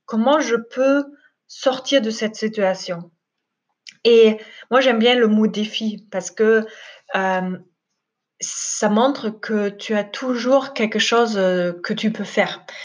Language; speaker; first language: French; non-native, fluent; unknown